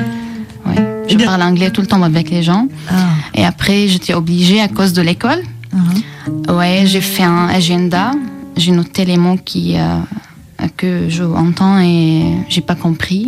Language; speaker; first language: French; non-native, learner; Arabic